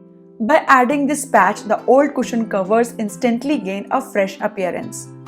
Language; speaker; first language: English; non-native, local second language; Hindi